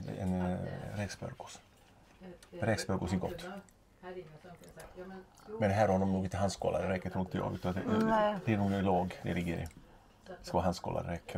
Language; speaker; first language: Swedish; native; Swedish